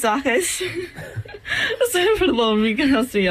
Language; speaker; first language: Spanish; non-native, learner; English